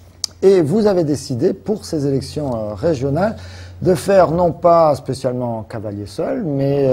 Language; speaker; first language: French; native; French